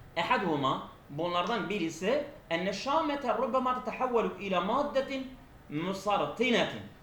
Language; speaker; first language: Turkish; non-native, local second language; Kurdish